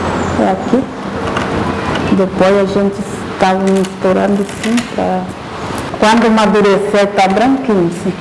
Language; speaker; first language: Portuguese; non-native, local second language; Guarani